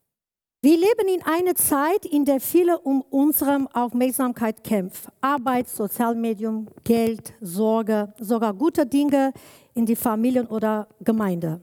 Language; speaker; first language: German; non-native, learner; Kurdish